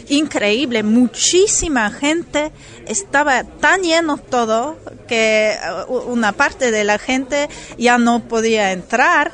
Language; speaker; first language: Spanish; non-native, fluent; German